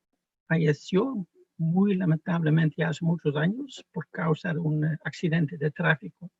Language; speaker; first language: Spanish; non-native, fluent; Dutch